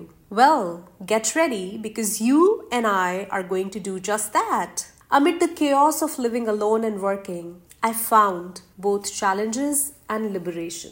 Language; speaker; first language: English; non-native, local second language; Hindi